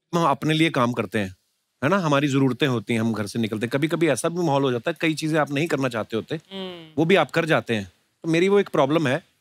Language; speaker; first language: Hindi; native; Hindi